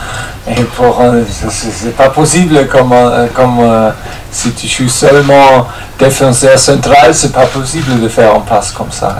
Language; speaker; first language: French; non-native, fluent; German